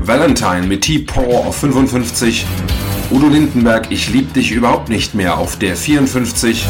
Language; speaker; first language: German; native; German